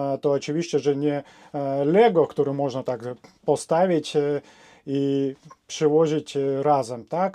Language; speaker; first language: Polish; non-native, fluent; Russian